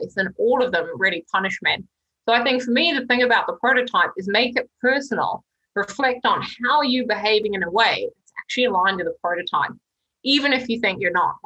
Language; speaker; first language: English; native; English